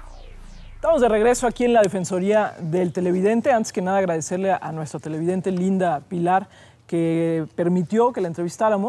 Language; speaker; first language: Spanish; native; Spanish